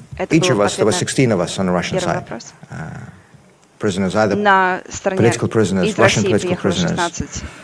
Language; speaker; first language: English; non-native, fluent; Russian